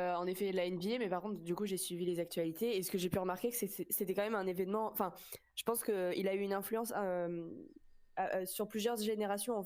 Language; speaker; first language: French; native; French